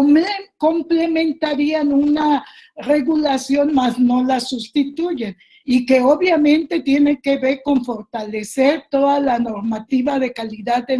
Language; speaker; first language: Spanish; native; Spanish